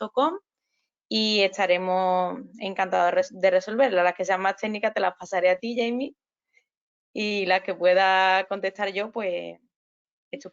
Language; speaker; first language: Spanish; native; Spanish